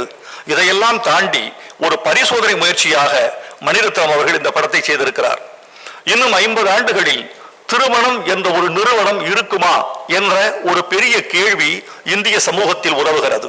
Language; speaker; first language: Tamil; native; Tamil